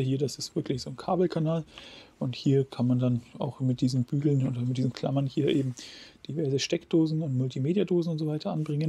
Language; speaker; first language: German; native; German